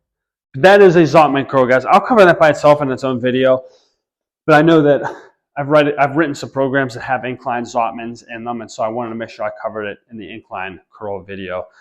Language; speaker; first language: English; native; English